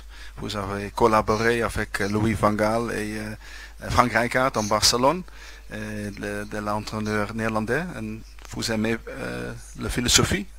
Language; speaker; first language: French; non-native, learner; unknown